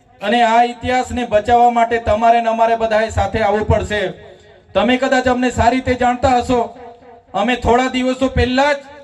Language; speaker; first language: Gujarati; native; Gujarati